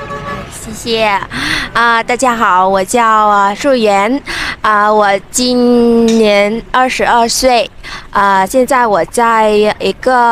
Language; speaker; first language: Chinese; non-native, learner; Vietnamese